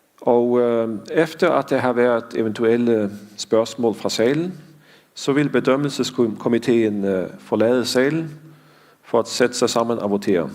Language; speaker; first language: Danish; non-native, fluent; Faroese